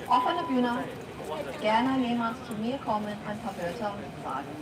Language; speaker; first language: German; non-native, fluent; Cantonese